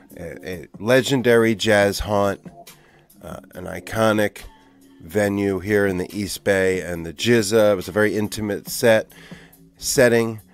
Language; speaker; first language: English; native; English